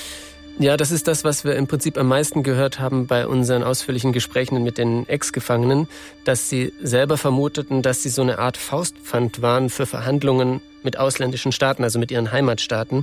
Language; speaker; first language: German; native; German